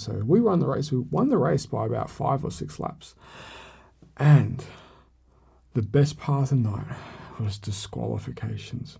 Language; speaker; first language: English; native; English